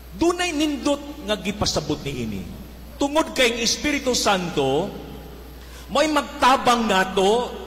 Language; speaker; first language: Cebuano; native; Cebuano